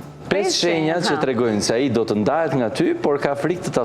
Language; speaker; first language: Albanian; native; Albanian